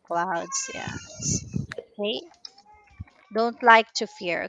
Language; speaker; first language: English; non-native, local second language; Filipino